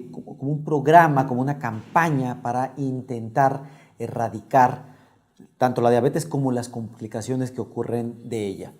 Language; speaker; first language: Spanish; native; Spanish